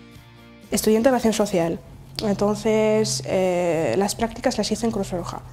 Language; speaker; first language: Spanish; non-native, fluent; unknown